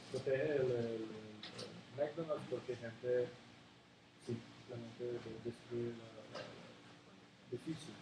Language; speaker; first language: Spanish; non-native, learner; Serbian